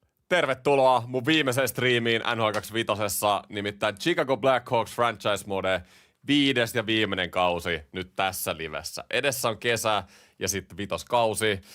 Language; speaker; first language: Finnish; native; Finnish